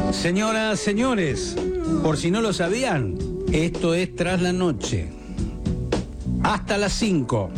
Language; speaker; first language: Spanish; native; Spanish